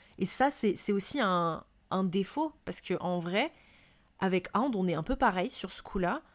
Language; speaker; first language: French; non-native, local second language; Malagasy